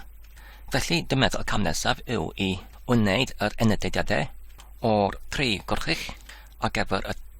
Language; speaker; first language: Welsh; non-native, learner; English